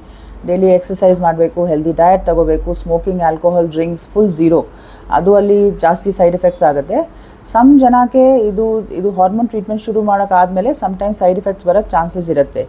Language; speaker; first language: Kannada; non-native, fluent; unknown